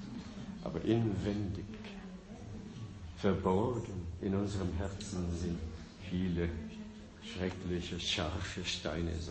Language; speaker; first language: German; non-native, fluent; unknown